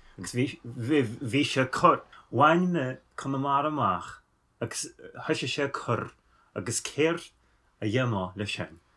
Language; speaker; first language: Irish; non-native, fluent; English